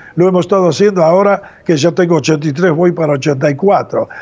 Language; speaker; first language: Spanish; native; Spanish